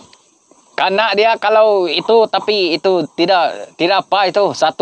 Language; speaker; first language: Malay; non-native, fluent; Filipino